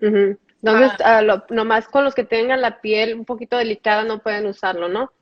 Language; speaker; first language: Spanish; early bilingual, heritage; Spanish